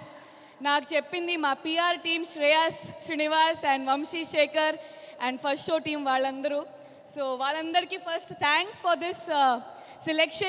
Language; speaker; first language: Telugu; non-native, learner; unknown